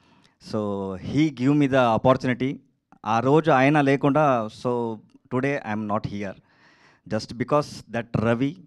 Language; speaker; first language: Telugu; non-native, learner; Kannada